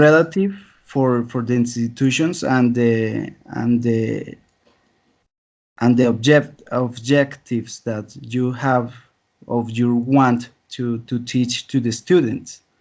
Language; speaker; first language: English; non-native, learner; Spanish